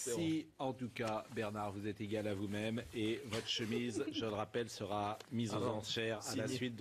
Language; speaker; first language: French; native; French